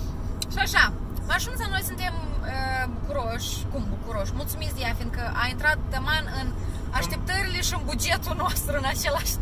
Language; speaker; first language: Romanian; native; Romanian